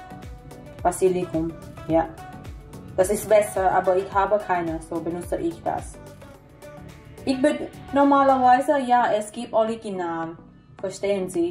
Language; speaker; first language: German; non-native, learner; Thai